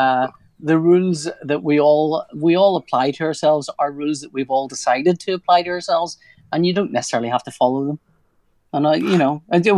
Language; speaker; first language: English; native; English